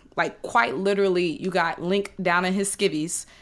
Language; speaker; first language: English; native; English